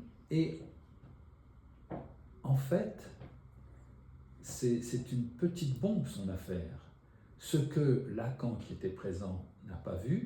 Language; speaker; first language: French; native; French